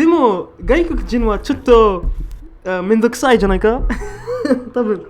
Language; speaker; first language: Japanese; non-native, learner; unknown